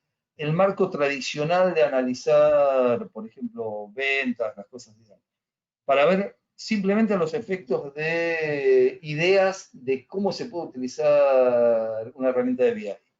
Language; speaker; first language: Spanish; native; Spanish